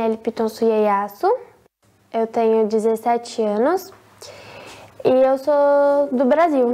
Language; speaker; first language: Portuguese; native; Portuguese